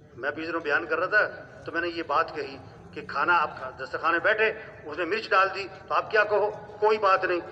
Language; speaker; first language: Urdu; non-native, local second language; Pashto